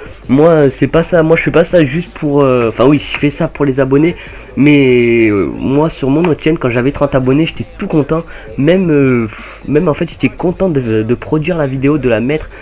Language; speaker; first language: French; native; French